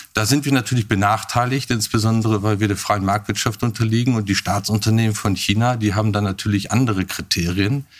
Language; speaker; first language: German; native; German